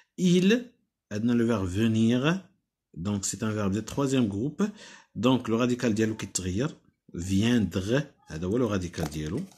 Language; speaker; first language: French; non-native, local second language; Arabic